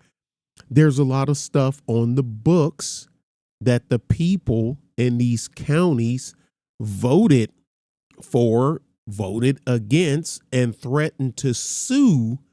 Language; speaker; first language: English; native; English